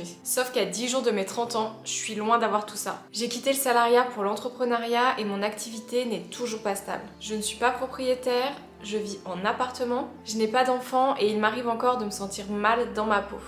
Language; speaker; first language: French; native; French